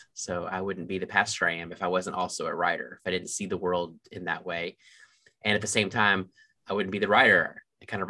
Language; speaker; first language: English; native; English